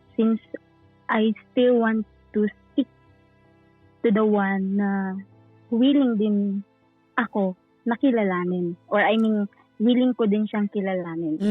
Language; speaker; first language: Filipino; native; Filipino